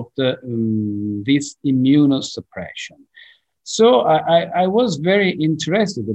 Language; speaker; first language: English; non-native, fluent; Italian